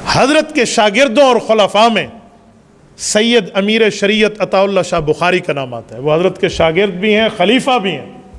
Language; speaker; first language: Urdu; native; Urdu